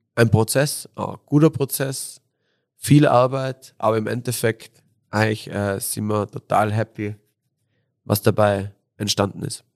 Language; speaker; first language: German; native; German